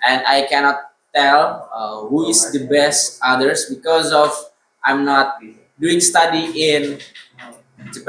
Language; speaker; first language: English; non-native, learner; Indonesian